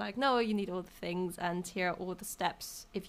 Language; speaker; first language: English; non-native, fluent; German